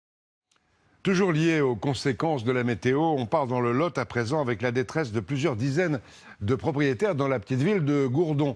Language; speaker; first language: French; native; French